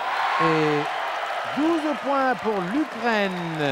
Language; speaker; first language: French; non-native, fluent; Turkish